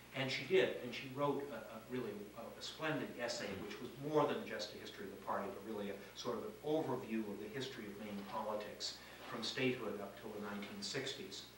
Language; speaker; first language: English; native; English